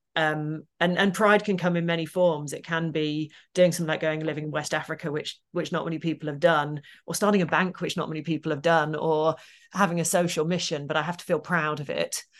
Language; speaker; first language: English; native; English